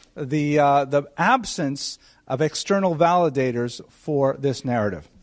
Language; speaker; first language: English; native; English